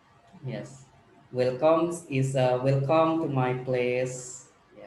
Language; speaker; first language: English; non-native, learner; Indonesian